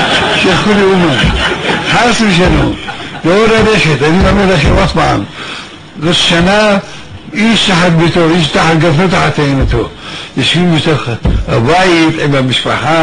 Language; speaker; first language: Hebrew; early bilingual, other home language; Arabic